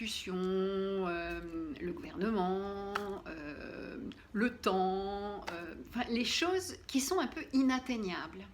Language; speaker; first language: French; native; French